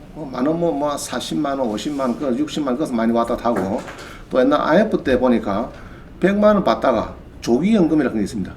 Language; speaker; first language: Korean; native; Korean